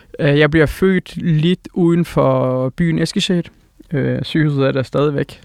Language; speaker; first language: Danish; early bilingual, other home language; Turkish